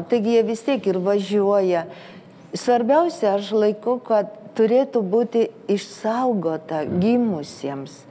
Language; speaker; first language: Lithuanian; early bilingual, heritage; Lithuanian